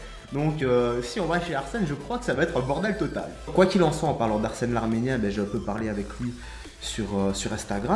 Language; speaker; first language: French; native; French